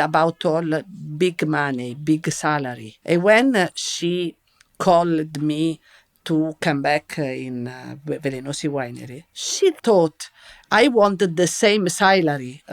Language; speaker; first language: English; non-native, learner; Italian